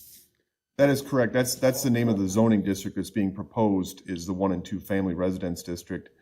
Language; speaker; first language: English; native; English